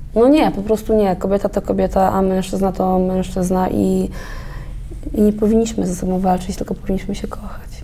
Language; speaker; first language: Polish; native; Polish